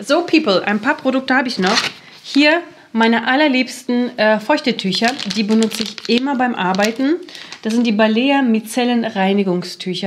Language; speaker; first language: German; native; German